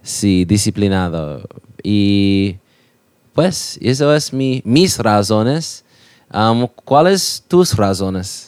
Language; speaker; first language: Spanish; non-native, learner; English